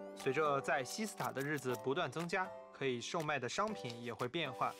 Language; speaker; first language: Chinese; native; Chinese